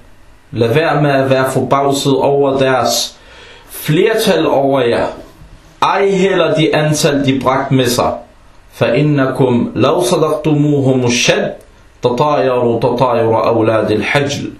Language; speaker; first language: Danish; early bilingual, other home language; Arabic